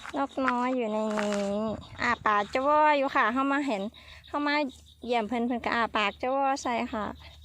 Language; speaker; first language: Thai; native; Thai